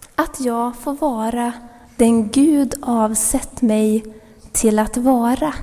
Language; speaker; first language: Swedish; native; Swedish